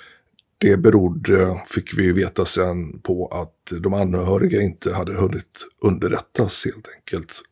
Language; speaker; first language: Swedish; native; Swedish